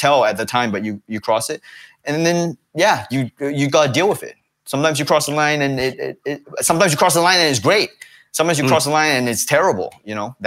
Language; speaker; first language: English; native; English